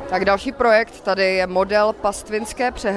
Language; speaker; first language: Czech; native; Czech